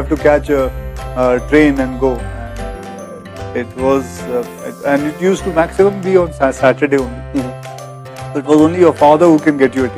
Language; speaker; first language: English; non-native, local second language; Hindi